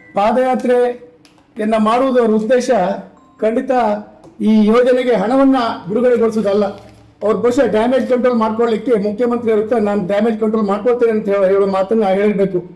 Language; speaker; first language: Kannada; native; Kannada